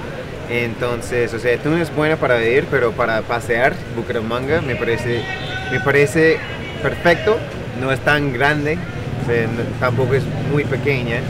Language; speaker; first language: Spanish; non-native, fluent; English